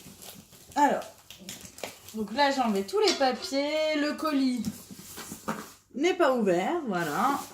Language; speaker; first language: French; native; French